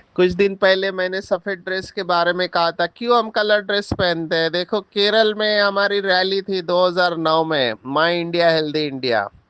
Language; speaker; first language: Hindi; non-native, local second language; Marathi